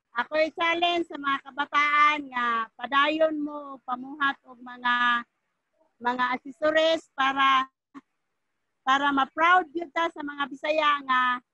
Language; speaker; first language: Cebuano; non-native, local second language; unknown